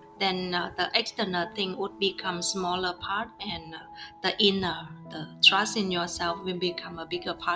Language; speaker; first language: English; non-native, fluent; Vietnamese